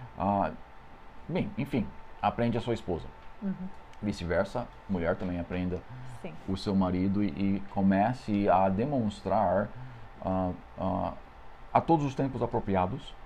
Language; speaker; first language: Portuguese; non-native, fluent; English